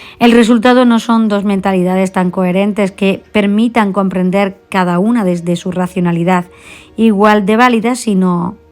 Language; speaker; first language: Spanish; native; Spanish